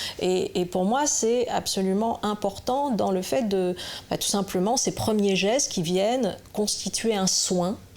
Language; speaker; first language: French; native; French